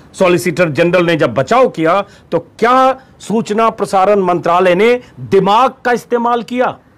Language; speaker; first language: Hindi; native; Hindi